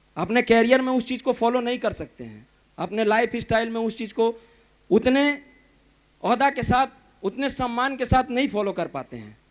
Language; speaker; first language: Hindi; native; Hindi